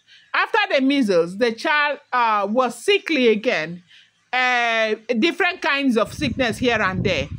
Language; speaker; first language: English; non-native, local second language; Yoruba